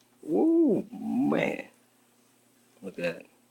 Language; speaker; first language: English; native; English